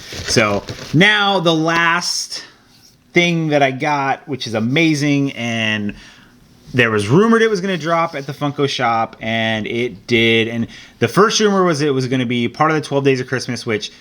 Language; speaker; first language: English; native; English